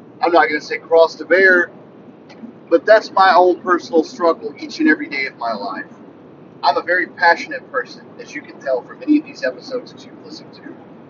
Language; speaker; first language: English; native; English